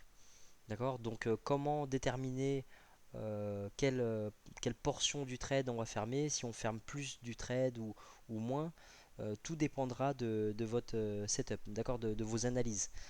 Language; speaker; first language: French; native; French